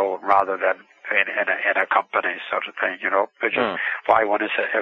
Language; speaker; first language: English; native; English